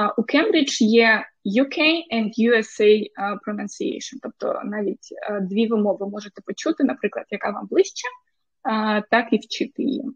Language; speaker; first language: Ukrainian; non-native, local second language; Russian